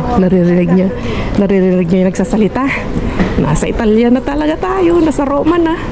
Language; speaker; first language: Filipino; non-native, local second language; Iloko